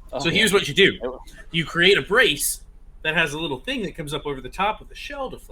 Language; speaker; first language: English; native; English